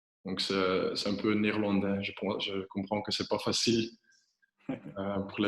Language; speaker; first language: French; non-native, local second language; Dutch